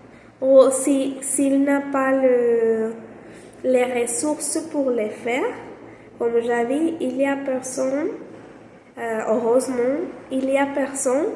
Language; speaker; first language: French; non-native, learner; Spanish